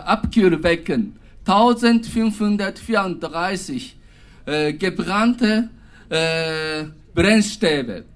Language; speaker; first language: German; non-native, fluent; Japanese